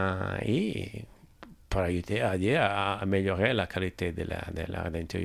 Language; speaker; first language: French; non-native, learner; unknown